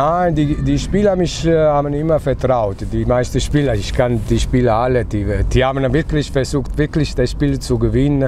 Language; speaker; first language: German; non-native, fluent; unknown